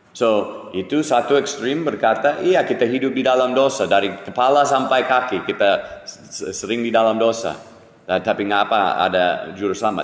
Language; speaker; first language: Indonesian; non-native, fluent; English